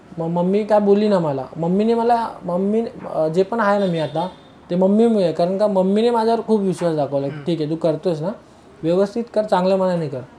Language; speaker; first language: Marathi; native; Marathi